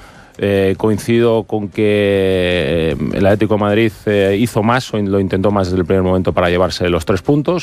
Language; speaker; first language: Spanish; native; Spanish